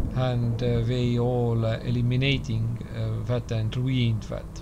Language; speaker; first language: English; non-native, learner; Estonian